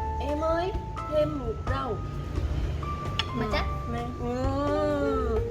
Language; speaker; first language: Vietnamese; non-native, learner; Korean